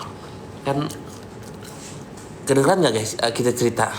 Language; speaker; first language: Indonesian; native; Indonesian